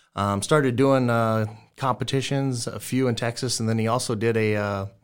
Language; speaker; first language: English; native; English